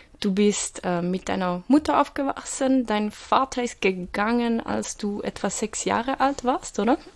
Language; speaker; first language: German; native; German